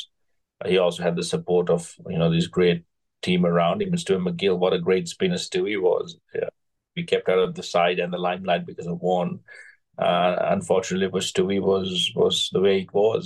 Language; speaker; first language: English; non-native, local second language; Sinhala